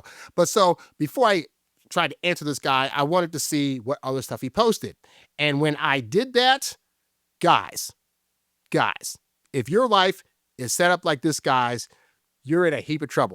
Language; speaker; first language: English; native; English